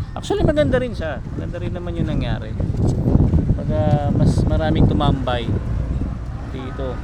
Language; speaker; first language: Filipino; native; Filipino